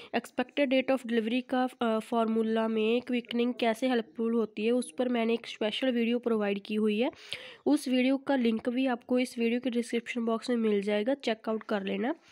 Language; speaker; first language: Hindi; non-native, local second language; Punjabi